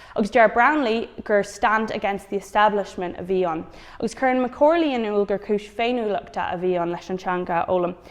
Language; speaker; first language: Irish; non-native, local second language; English